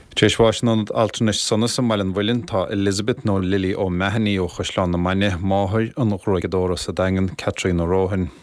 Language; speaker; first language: Irish; native; Irish